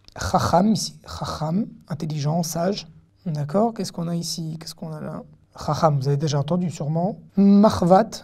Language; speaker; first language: French; native; French